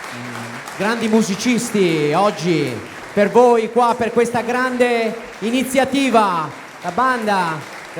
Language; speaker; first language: Italian; native; Italian